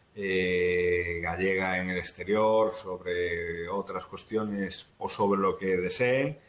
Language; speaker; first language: Spanish; native; Spanish